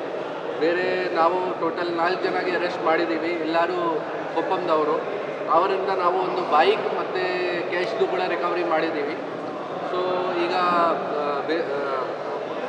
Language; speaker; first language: Kannada; non-native, local second language; Hindi